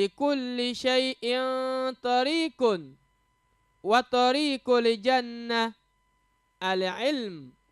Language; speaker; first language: Arabic; non-native, fluent; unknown